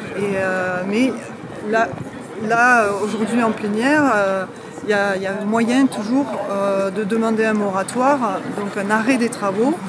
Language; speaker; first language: French; native; French